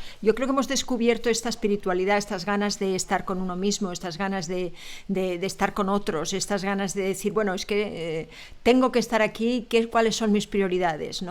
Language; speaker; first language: Spanish; native; Spanish